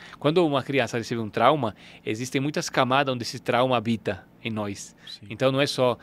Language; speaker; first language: Portuguese; non-native, fluent; Italian